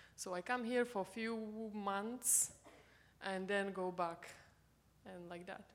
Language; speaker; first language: English; non-native, fluent; Czech